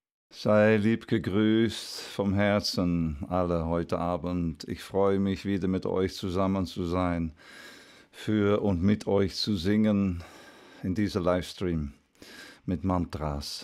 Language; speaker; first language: German; non-native, fluent; Dutch